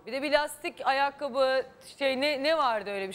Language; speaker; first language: Turkish; native; Turkish